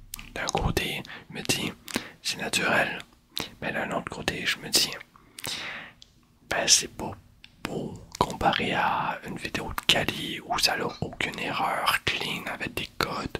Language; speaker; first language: French; native; French